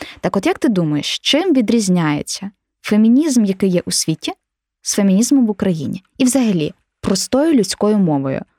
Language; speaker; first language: Ukrainian; native; Ukrainian